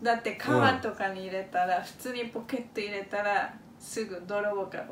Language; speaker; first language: Japanese; non-native, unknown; Spanish